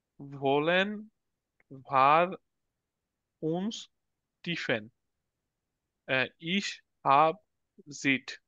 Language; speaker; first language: German; non-native, learner; Bangla